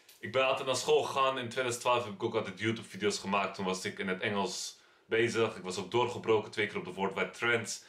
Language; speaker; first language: Dutch; early bilingual, other home language; Turkish